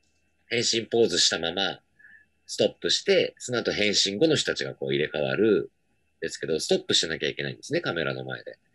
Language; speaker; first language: Japanese; native; Japanese